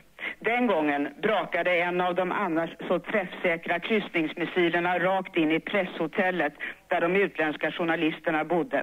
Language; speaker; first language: Swedish; native; Swedish